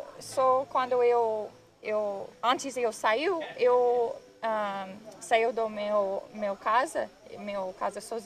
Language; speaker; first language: Portuguese; non-native, learner; English